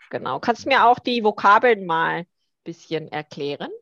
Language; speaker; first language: German; early bilingual, other home language; Korean